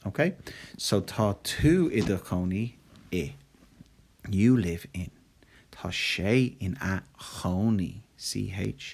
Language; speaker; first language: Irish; non-native, local second language; English